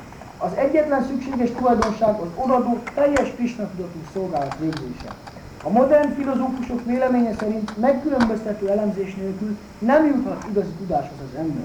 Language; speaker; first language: Hungarian; native; Hungarian